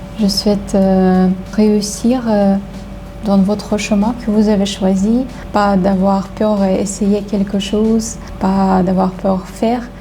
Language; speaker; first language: French; non-native, learner; Ukrainian